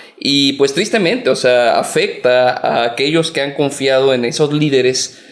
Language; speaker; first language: Spanish; native; Spanish